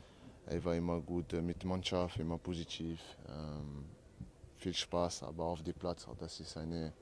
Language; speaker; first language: German; non-native, learner; French